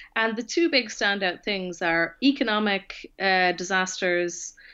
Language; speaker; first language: English; native; English